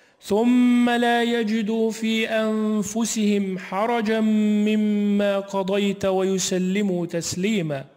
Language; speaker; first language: Arabic; native; Arabic